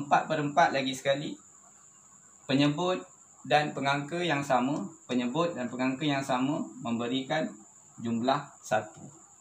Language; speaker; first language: Malay; native; Malay